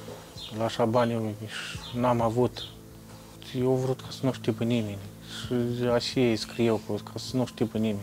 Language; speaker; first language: Romanian; non-native, local second language; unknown